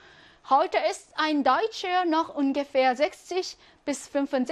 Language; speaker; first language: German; non-native, fluent; Korean